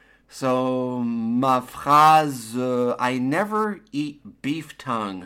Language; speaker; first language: English; native; English